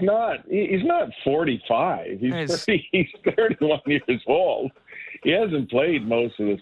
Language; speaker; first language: English; native; English